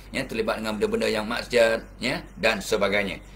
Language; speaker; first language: Malay; native; Malay